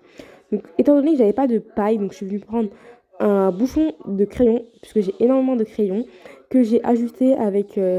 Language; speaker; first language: French; native; French